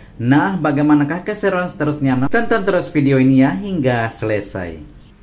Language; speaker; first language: Indonesian; non-native, local second language; Minangkabau